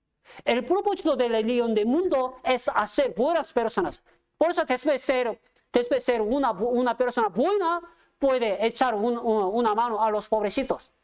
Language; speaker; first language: Spanish; non-native, fluent; Korean